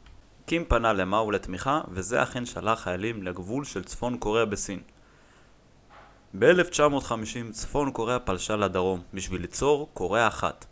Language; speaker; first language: Hebrew; native; Hebrew